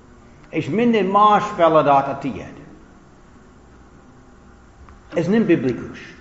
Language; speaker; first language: Hungarian; non-native, fluent; English